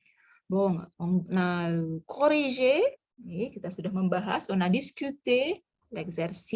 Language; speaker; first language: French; non-native, fluent; Indonesian